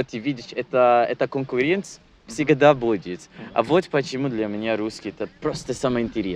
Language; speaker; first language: Russian; non-native, learner; English